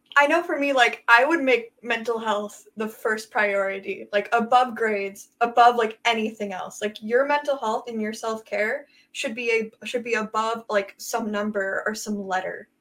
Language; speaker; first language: English; native; English